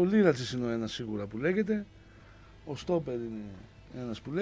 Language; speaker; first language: Greek; native; Greek